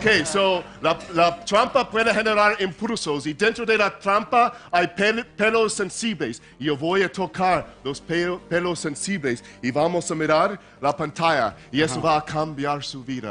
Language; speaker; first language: Spanish; non-native, fluent; English